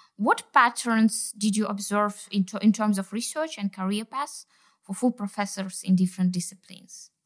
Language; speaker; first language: English; non-native, fluent; Kazakh